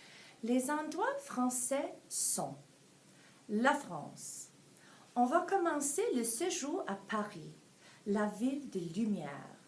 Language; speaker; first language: French; non-native, fluent; English